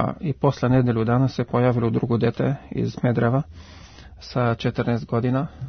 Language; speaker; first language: Serbian; non-native, fluent; Arabic